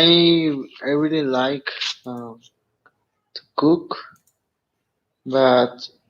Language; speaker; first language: English; non-native, learner; Spanish